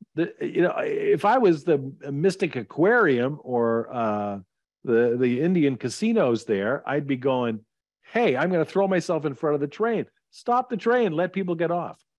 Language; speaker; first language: English; native; English